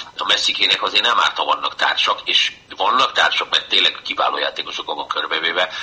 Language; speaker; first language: Hungarian; native; Hungarian